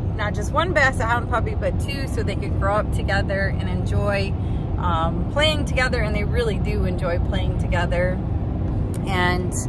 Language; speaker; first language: English; native; English